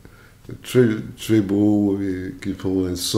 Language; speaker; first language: French; non-native, fluent; English